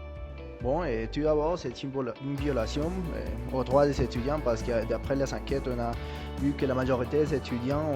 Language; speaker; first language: French; non-native, learner; Spanish